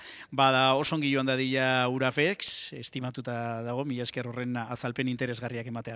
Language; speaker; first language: Basque; native; Basque